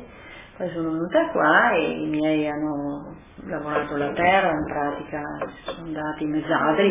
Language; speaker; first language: Italian; early bilingual, other home language; French